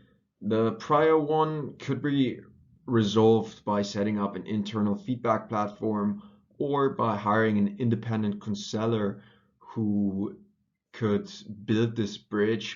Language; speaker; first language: English; non-native, fluent; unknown